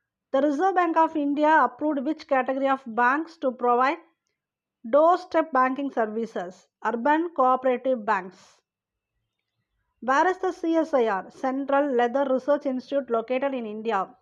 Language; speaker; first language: English; non-native, local second language; Tamil